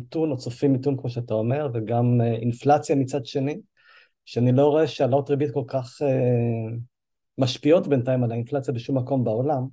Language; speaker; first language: Hebrew; native; Hebrew